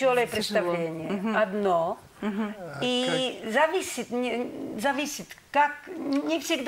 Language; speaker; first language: Russian; non-native, learner; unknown